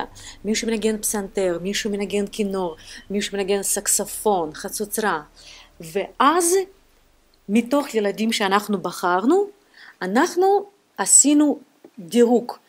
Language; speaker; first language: Hebrew; non-native, fluent; Russian